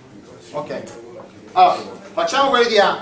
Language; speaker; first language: Italian; native; Italian